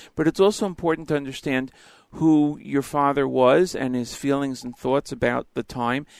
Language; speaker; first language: English; native; English